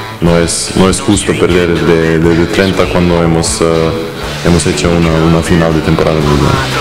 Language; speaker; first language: Spanish; non-native, fluent; Serbian